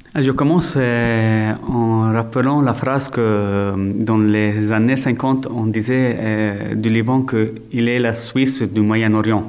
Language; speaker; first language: French; non-native, local second language; Arabic